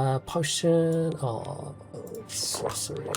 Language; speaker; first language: English; native; English